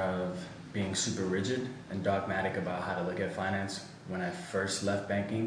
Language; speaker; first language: English; native; English